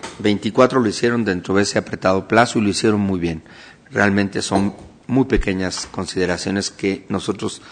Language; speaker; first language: Spanish; native; Spanish